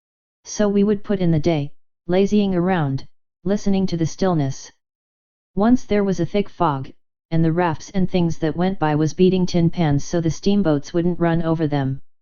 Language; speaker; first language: English; native; English